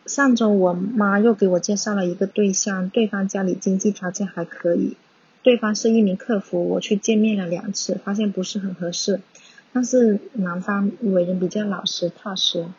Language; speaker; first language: Chinese; non-native, local second language; Cantonese